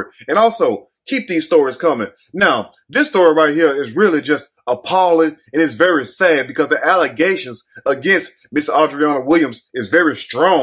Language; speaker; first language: English; native; English